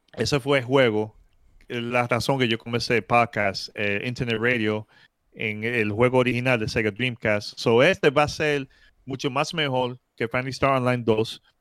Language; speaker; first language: Spanish; early bilingual, heritage; Spanish